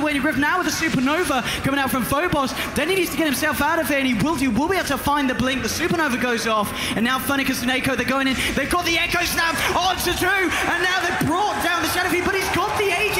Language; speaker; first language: English; native; English